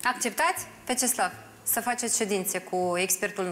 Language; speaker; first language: Romanian; native; Romanian